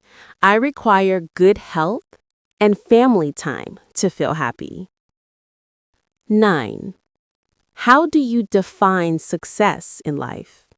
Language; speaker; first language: English; non-native, learner; Vietnamese